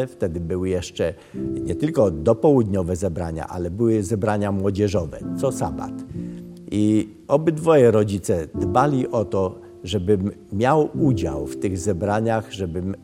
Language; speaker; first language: Polish; early bilingual, other home language; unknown